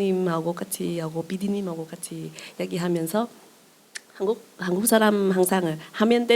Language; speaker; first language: Korean; non-native, learner; Vietnamese